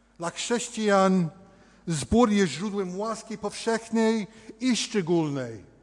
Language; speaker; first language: Polish; early bilingual, heritage; Polish